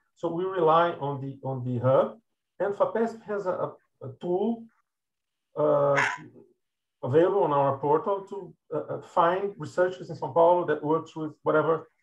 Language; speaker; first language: English; non-native, fluent; Portuguese